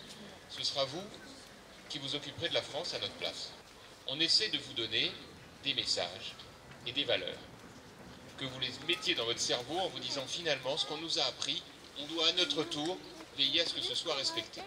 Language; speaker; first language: French; native; French